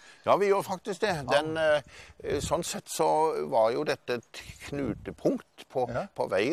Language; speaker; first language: Norwegian; native; Norwegian